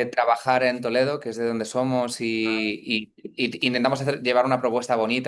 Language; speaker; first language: Spanish; native; Spanish